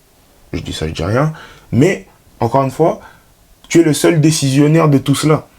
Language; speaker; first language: French; native; French